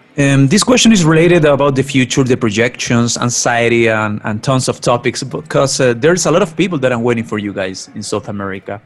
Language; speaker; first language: English; non-native, fluent; Spanish